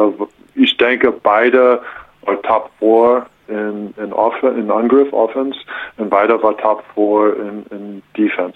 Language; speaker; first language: German; non-native, learner; English